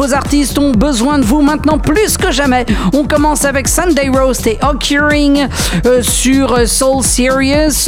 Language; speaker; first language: French; native; French